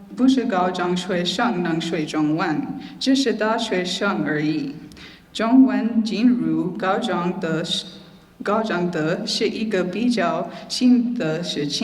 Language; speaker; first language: Chinese; non-native, learner; English